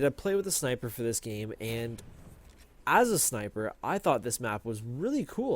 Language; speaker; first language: English; native; English